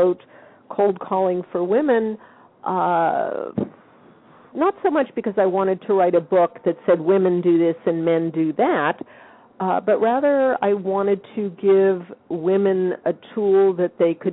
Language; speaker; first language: English; native; English